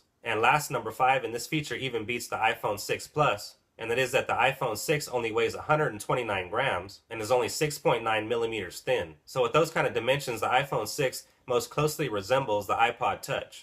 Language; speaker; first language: English; native; English